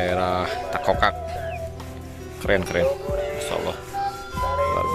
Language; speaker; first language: Indonesian; non-native, local second language; Sundanese